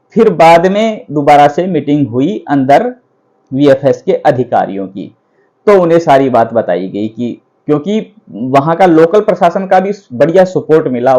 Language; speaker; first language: Hindi; native; Hindi